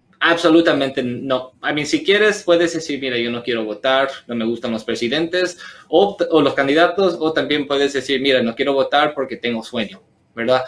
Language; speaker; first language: Spanish; early bilingual, heritage; Spanish